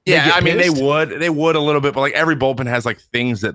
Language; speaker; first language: English; native; English